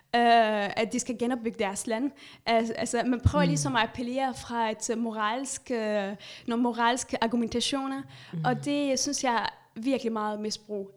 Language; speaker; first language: Danish; non-native, fluent; Arabic